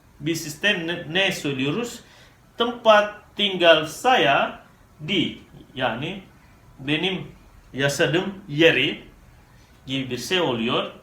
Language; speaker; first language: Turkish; non-native, fluent; Indonesian